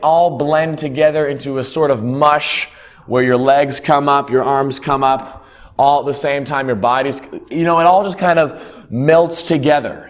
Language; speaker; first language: English; native; English